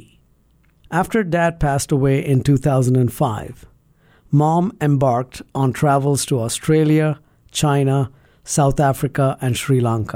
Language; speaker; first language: English; non-native, local second language; Malayalam